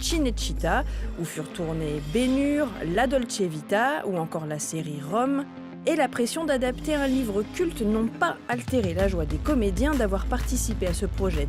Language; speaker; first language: French; native; French